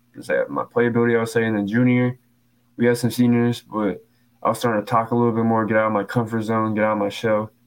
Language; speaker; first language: English; native; English